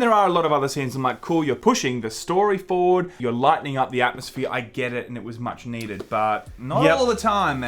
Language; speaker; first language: English; native; English